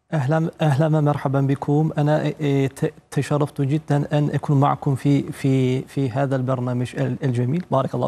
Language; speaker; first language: Arabic; non-native, fluent; Turkish